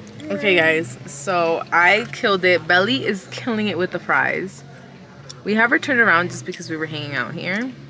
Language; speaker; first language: English; early bilingual, other home language; Spanish